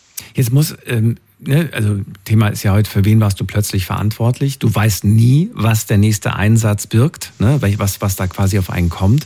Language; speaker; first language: German; native; German